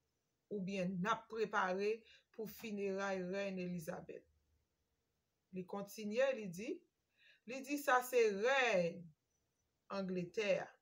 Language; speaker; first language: French; non-native, learner; Haitian Creole